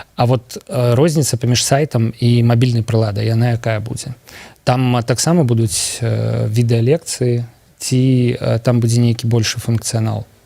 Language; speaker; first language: Belarusian; non-native, local second language; Russian